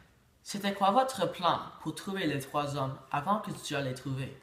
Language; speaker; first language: French; native; French